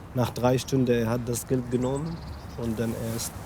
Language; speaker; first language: German; non-native, learner; Arabic